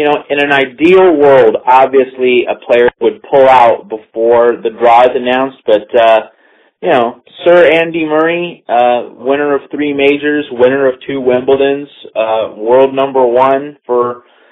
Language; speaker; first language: English; native; English